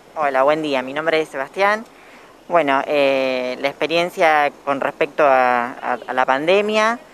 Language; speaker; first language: Spanish; native; Spanish